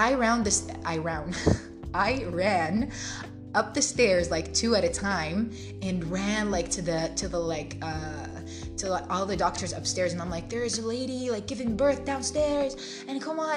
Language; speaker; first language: English; non-native, fluent; Arabic